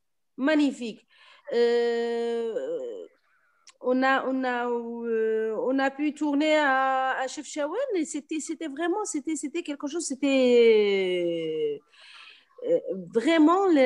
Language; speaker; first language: French; non-native, local second language; Arabic